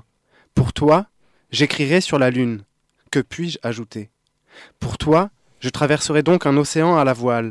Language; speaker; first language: French; native; French